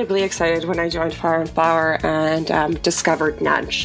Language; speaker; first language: English; native; English